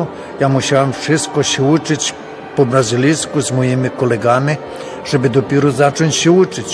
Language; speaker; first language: Polish; early bilingual, heritage; Polish